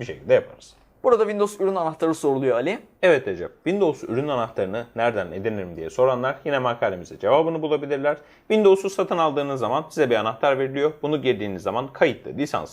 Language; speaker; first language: Turkish; native; Turkish